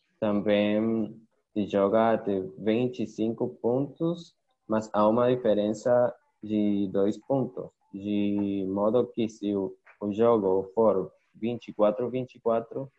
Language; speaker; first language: Portuguese; non-native, learner; Spanish